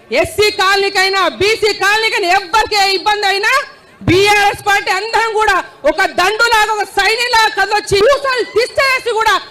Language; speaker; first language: Telugu; native; Telugu